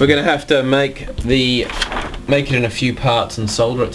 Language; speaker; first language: English; native; English